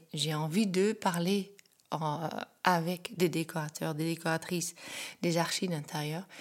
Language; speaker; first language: French; non-native, fluent; Dutch